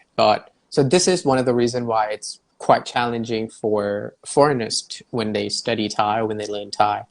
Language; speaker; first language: English; non-native, fluent; Thai